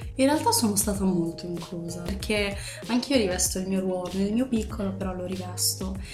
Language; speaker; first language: Italian; early bilingual, other home language; Arabic